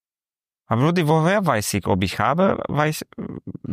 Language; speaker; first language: German; non-native, learner; Romanian